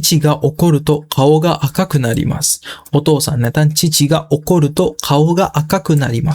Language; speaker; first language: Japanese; non-native, fluent; Sinhala